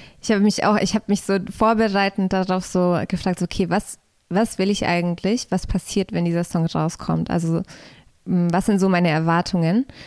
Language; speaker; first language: German; early bilingual, other home language; Polish